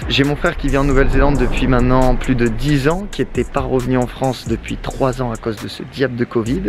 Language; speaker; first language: French; native; French